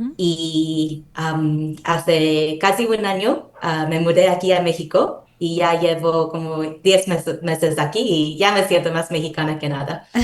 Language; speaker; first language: Spanish; non-native, fluent; Korean